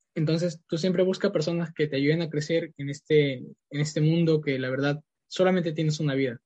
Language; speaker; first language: Spanish; native; Spanish